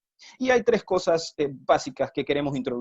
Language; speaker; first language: Spanish; native; Spanish